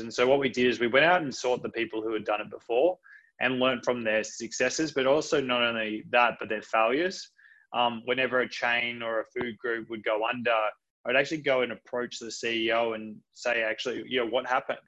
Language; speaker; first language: English; native; English